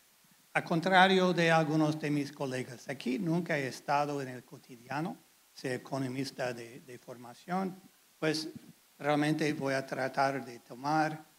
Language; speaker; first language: Spanish; non-native, fluent; English